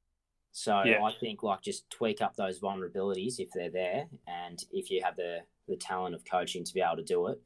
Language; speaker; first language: English; native; English